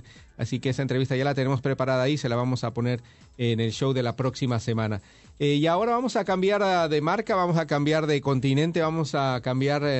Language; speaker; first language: Spanish; native; Spanish